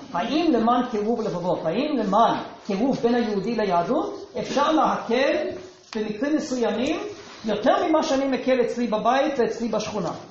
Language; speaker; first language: Hebrew; non-native, fluent; English